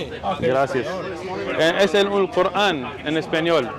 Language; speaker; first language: Spanish; non-native, learner; English